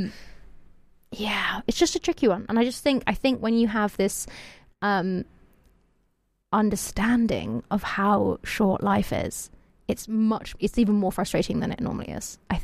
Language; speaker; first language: English; native; English